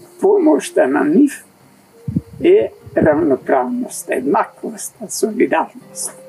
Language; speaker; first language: Macedonian; native; Macedonian